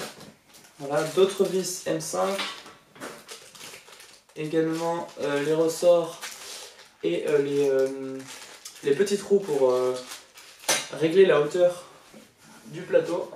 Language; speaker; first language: French; native; French